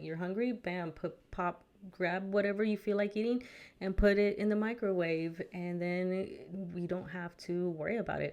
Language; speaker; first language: English; early bilingual, other home language; Spanish